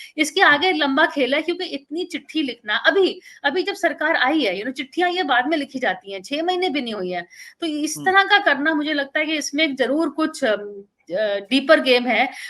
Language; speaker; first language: Hindi; native; Hindi